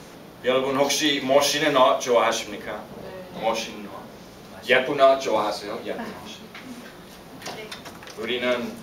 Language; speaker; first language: Korean; non-native, fluent; English